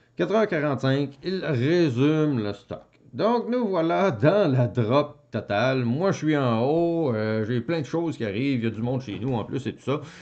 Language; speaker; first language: French; native; French